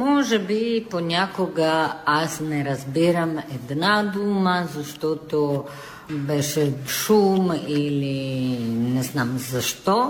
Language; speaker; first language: Bulgarian; non-native, fluent; Italian